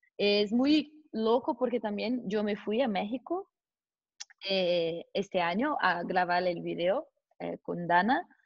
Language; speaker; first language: Spanish; non-native, learner; Portuguese